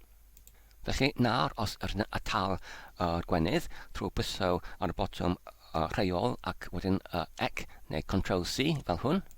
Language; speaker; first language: Welsh; non-native, fluent; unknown